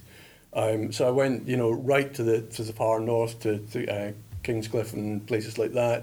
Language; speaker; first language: English; native; English